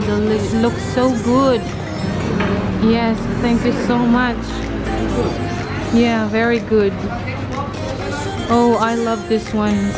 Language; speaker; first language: English; non-native, local second language; Filipino